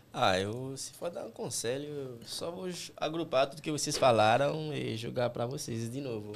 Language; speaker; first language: Portuguese; non-native, fluent; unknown